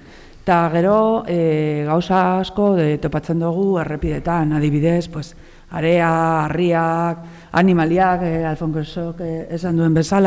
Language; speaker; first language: Basque; non-native, local second language; Spanish